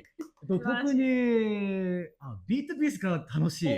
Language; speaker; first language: Japanese; non-native, learner; English